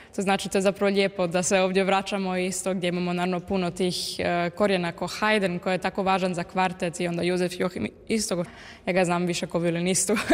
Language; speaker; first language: Croatian; early bilingual, heritage; Croatian